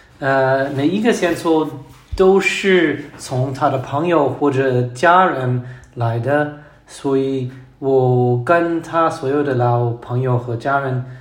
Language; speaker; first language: Chinese; non-native, learner; English